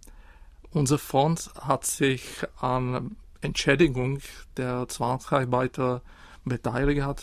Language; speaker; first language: German; non-native, fluent; Czech